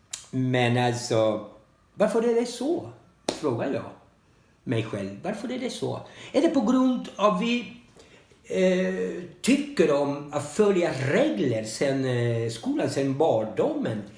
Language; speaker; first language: Swedish; non-native, learner; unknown